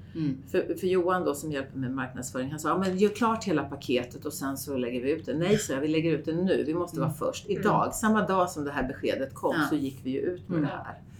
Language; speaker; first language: Swedish; native; Swedish